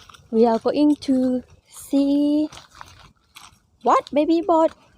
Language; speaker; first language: English; non-native, learner; Thai